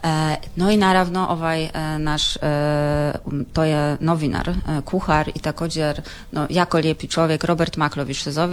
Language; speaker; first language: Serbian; non-native, learner; Polish